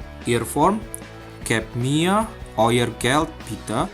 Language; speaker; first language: German; non-native, fluent; Indonesian